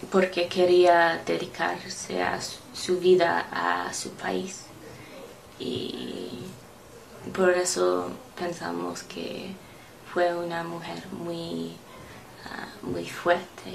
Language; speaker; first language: Spanish; non-native, learner; English